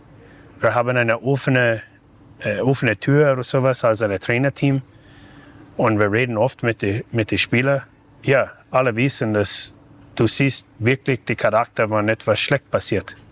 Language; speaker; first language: German; non-native, learner; English